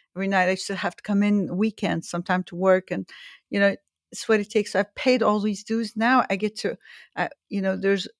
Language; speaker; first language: English; early bilingual, other home language; Arabic